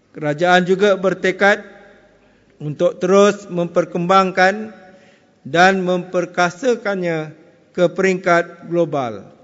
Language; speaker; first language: Malay; native; Malay